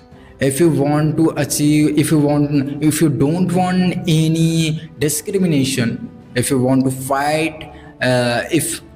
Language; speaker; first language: English; non-native, learner; Bhojpuri